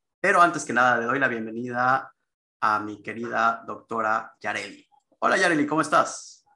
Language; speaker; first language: Spanish; native; Spanish